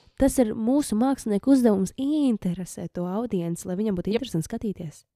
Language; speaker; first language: Latvian; early bilingual, heritage; Latvian